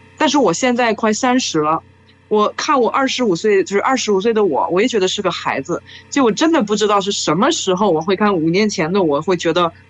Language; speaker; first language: Chinese; non-native, fluent; French